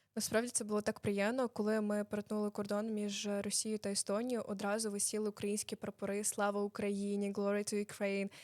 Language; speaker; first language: Ukrainian; non-native, local second language; Russian